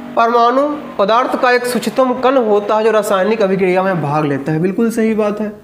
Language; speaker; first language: Hindi; native; Hindi